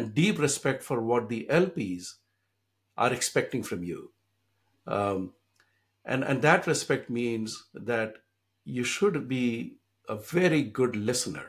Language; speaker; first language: English; non-native, local second language; Hindi